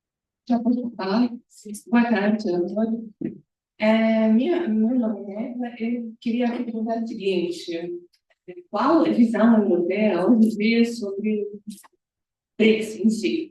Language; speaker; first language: Portuguese; non-native, fluent; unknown